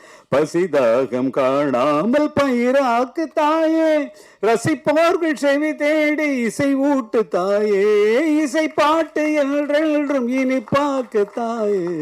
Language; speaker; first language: Tamil; native; Tamil